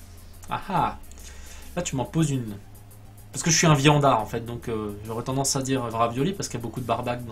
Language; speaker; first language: French; native; French